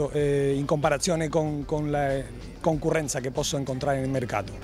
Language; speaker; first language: Italian; non-native, fluent; Spanish